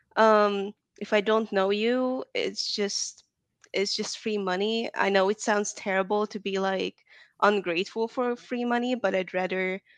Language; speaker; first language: English; non-native, fluent; Hungarian